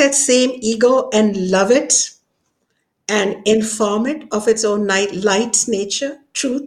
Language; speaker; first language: English; non-native, local second language; Hindi